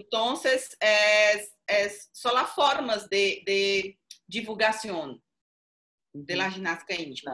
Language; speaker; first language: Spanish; non-native, learner; Portuguese